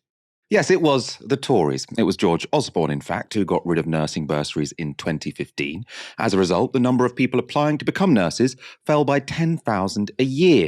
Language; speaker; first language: English; native; English